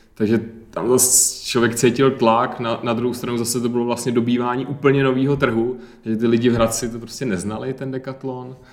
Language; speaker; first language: Czech; native; Czech